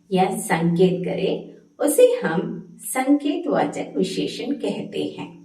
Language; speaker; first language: Hindi; non-native, local second language; Malayalam